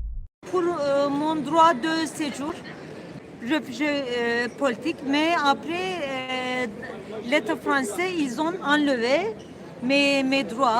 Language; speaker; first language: French; non-native, learner; Turkish